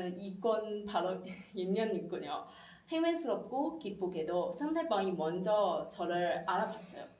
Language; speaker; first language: Korean; non-native, fluent; Chinese